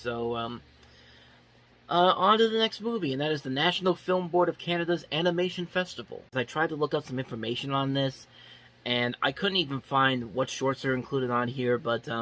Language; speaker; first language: English; native; English